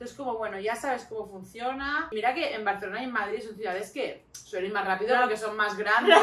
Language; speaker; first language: Spanish; native; Spanish